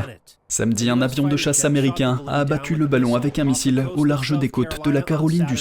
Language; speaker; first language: French; native; French